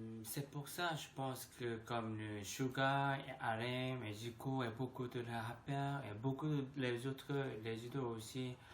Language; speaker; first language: French; non-native, learner; Korean